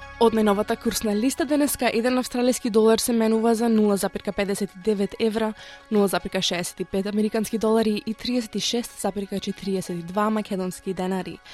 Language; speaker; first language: Macedonian; native; Macedonian